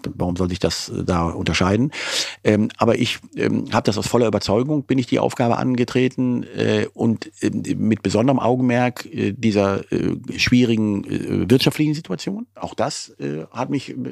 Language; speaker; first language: German; native; German